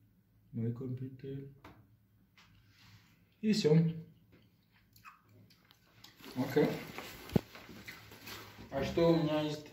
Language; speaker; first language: Russian; non-native, learner; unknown